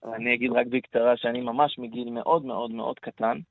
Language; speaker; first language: Hebrew; early bilingual, other home language; Arabic